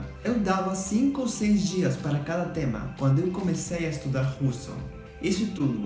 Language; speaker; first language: Portuguese; non-native, fluent; Spanish